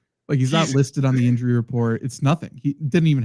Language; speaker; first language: English; native; English